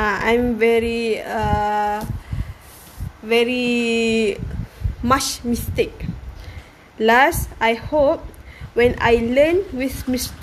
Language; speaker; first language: English; non-native, learner; Malay